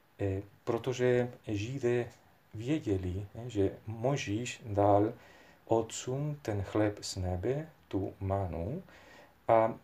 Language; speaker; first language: Czech; non-native, fluent; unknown